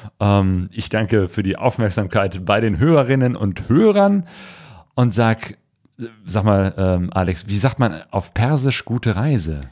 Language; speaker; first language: German; native; German